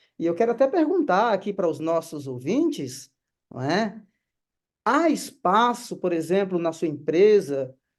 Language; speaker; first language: Portuguese; native; Portuguese